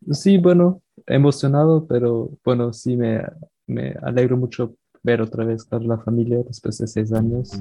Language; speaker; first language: Spanish; early bilingual, heritage; Spanish